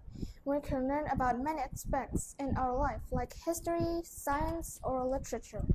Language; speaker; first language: English; non-native, learner; Vietnamese